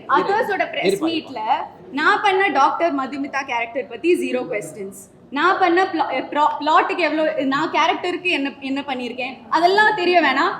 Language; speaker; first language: Tamil; non-native, local second language; Malayalam